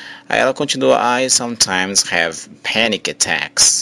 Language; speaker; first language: English; non-native, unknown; Portuguese